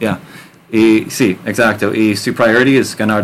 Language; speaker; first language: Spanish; non-native, learner; English